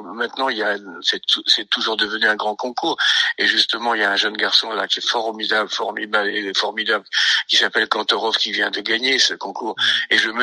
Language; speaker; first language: French; native; French